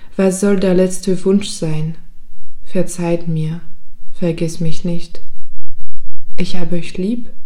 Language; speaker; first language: German; non-native, fluent; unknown